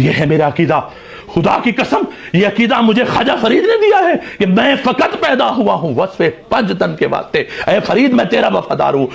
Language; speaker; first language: Urdu; non-native, local second language; Saraiki